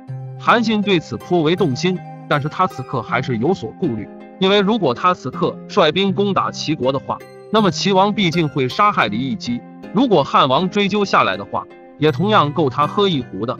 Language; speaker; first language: Chinese; native; Chinese